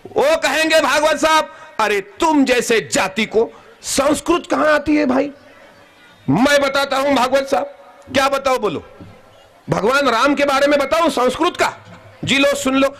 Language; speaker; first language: Hindi; non-native, local second language; Marathi